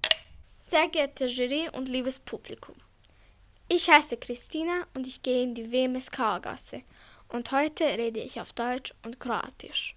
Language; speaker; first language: German; early bilingual, other home language; Croatian